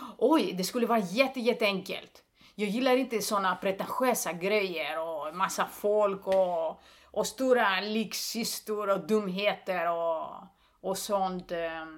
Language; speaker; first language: Swedish; non-native, fluent; Greek